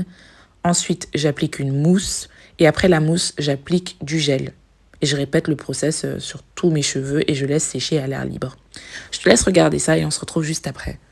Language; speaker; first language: French; native; French